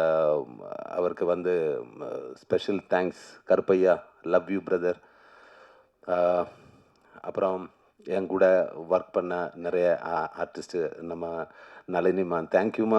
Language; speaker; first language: Tamil; non-native, learner; Malayalam